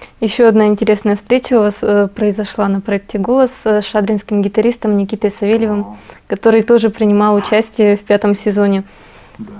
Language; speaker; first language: Russian; native; Russian